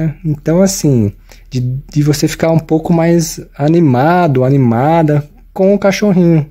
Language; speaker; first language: Portuguese; native; Portuguese